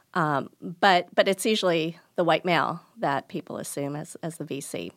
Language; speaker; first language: English; early bilingual, other home language; Gujarati